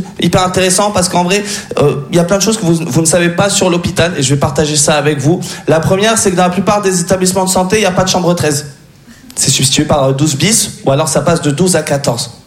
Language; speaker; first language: French; early bilingual, other home language; Arabic